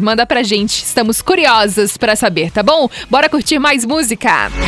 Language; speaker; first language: Portuguese; native; Portuguese